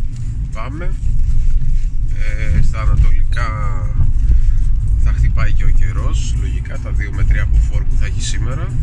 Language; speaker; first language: Greek; native; Greek